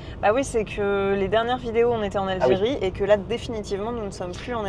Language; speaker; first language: French; native; French